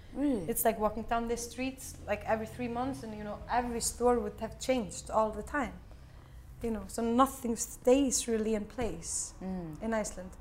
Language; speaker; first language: English; non-native, fluent; Icelandic